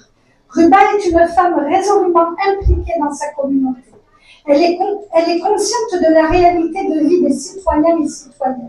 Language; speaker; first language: French; native; French